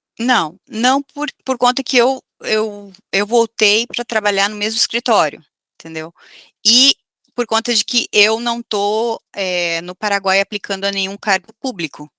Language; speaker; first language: Portuguese; native; Portuguese